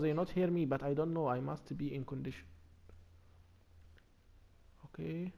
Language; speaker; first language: English; non-native, learner; Arabic